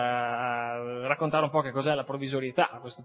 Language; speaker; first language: Italian; native; Italian